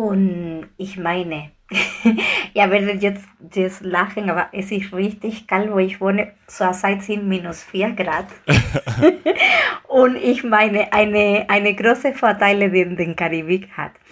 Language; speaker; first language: German; non-native, fluent; Spanish